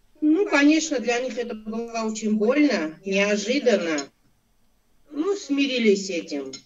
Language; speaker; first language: Russian; non-native, local second language; Armenian